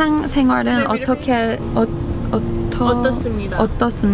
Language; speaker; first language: Korean; early bilingual, heritage; English